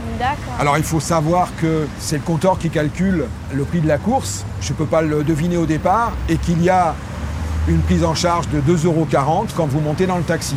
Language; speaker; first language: French; native; French